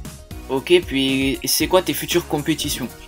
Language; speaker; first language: French; native; French